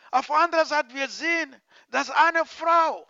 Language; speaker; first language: German; non-native, learner; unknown